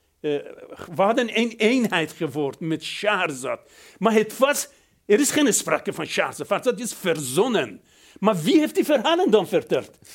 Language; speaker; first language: Dutch; non-native, fluent; Persian